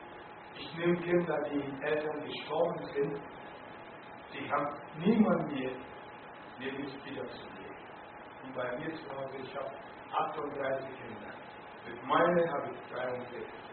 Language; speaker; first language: German; non-native, fluent; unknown